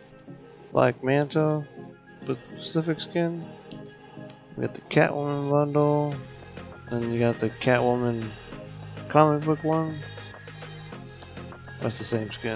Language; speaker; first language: English; native; English